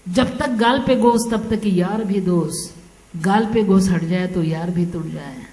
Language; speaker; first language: Hindi; non-native, local second language; Marathi